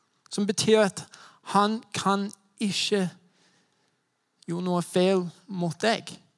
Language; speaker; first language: Norwegian; non-native, fluent; English